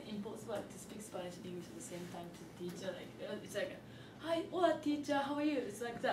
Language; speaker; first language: English; non-native, learner; Japanese